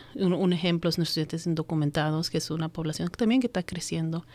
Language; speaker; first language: Spanish; early bilingual, heritage; Spanish